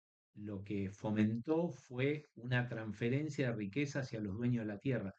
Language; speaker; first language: Spanish; native; Spanish